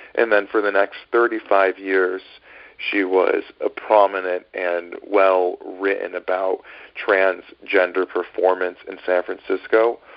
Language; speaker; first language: English; native; English